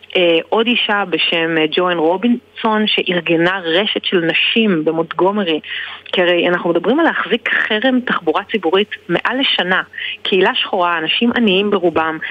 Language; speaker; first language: Hebrew; native; Hebrew